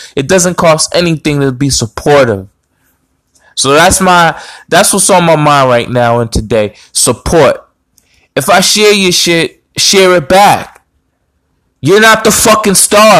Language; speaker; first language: English; native; English